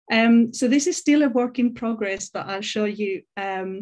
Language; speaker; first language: English; non-native, fluent; Greek